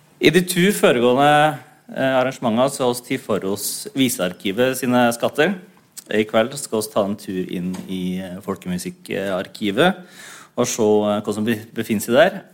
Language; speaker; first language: Norwegian; native; Norwegian